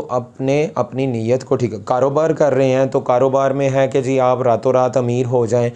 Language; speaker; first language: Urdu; non-native, local second language; Punjabi